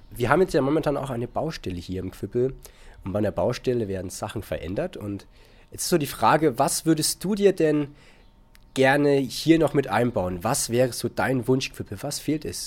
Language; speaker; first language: German; native; German